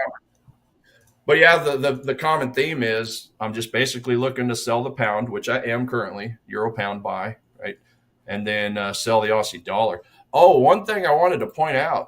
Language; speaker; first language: English; native; English